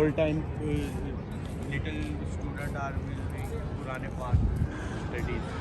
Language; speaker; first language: English; non-native, learner; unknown